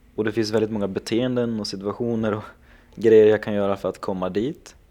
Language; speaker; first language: Swedish; non-native, local second language; Finnish